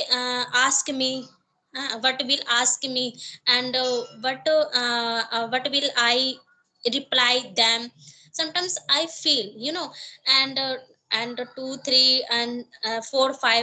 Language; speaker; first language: English; non-native, learner; Hindi